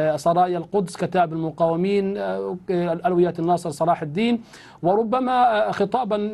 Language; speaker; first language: Arabic; native; Arabic